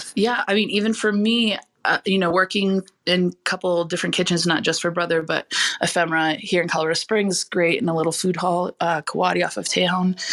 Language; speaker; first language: English; early bilingual, other home language; Filipino